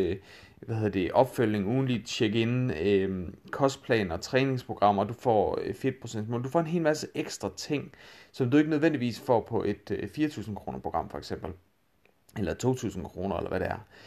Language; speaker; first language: Danish; native; Danish